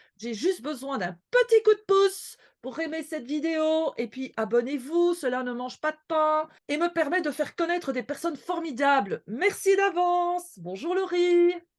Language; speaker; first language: French; native; French